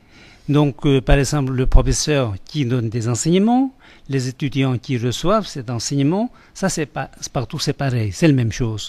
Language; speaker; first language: French; non-native, fluent; Tibetan